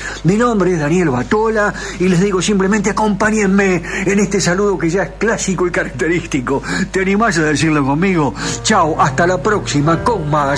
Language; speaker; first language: Spanish; native; Spanish